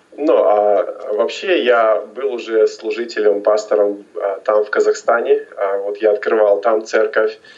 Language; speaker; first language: Russian; native; Russian